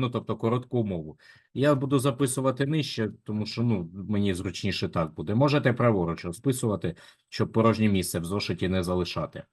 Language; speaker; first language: Ukrainian; native; Ukrainian